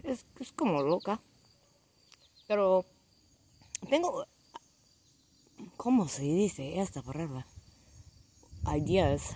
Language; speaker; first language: Spanish; non-native, learner; English